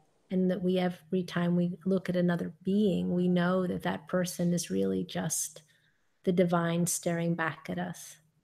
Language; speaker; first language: English; native; English